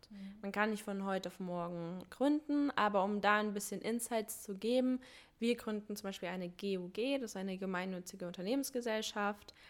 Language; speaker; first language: German; early bilingual, other home language; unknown